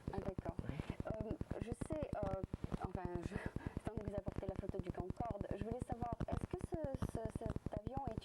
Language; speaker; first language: French; native; French